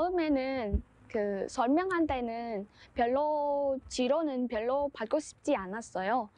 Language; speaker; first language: Korean; non-native, learner; Vietnamese